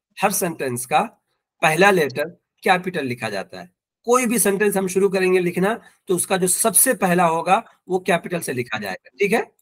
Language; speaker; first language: Urdu; native; Urdu